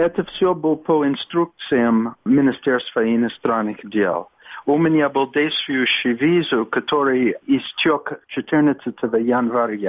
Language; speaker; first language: Russian; non-native, fluent; English